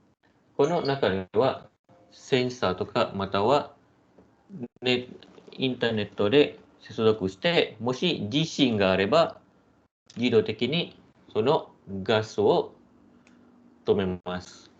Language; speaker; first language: Japanese; non-native, fluent; Malay